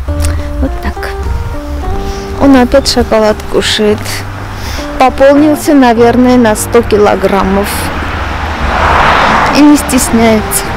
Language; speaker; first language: Russian; non-native, fluent; Armenian